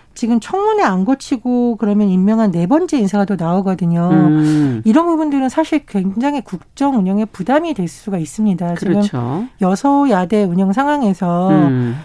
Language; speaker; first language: Korean; native; Korean